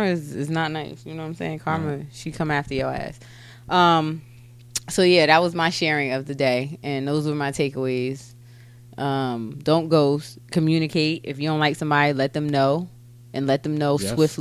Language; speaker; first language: English; native; English